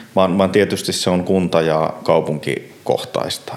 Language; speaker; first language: Finnish; native; Finnish